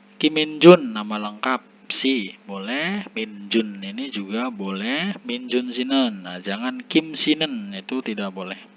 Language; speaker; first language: Indonesian; native; Indonesian